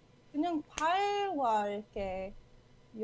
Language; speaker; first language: Korean; non-native, learner; English